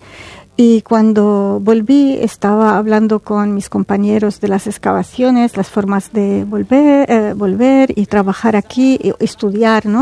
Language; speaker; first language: Spanish; non-native, fluent; Arabic